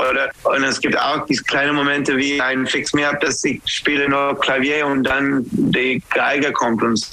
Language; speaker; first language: German; non-native, fluent; English